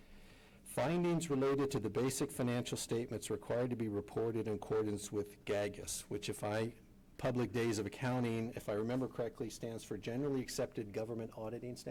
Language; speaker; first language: English; native; English